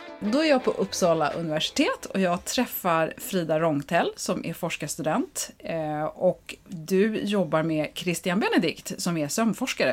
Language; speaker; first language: Swedish; native; Swedish